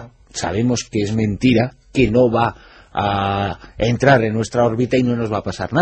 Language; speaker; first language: Spanish; native; Spanish